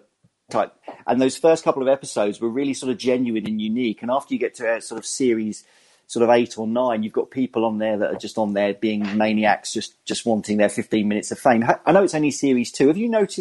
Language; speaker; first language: English; native; English